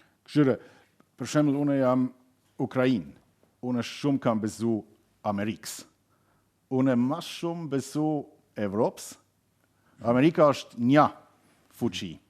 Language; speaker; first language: Albanian; non-native, learner; German